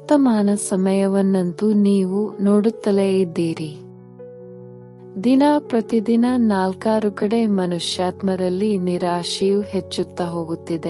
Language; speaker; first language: Kannada; native; Kannada